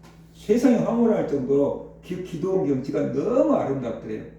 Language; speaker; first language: Korean; native; Korean